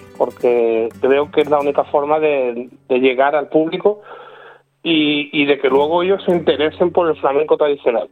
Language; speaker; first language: Spanish; native; Spanish